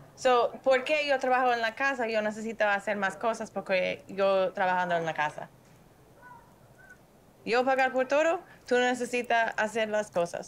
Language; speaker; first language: Spanish; non-native, learner; English